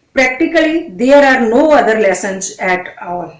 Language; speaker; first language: English; non-native, local second language; Punjabi